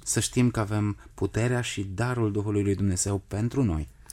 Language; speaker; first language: Romanian; native; Romanian